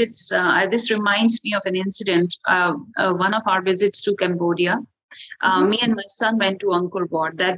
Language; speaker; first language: English; non-native, local second language; Hindi